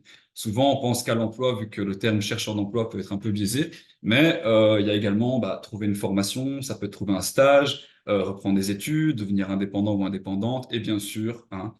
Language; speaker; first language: French; native; French